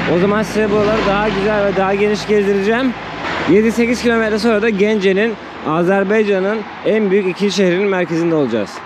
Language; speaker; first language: Turkish; native; Turkish